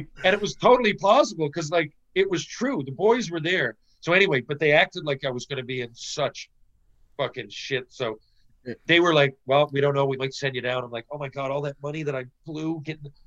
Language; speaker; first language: English; native; English